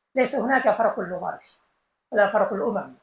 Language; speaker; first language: Arabic; non-native, fluent; Bangla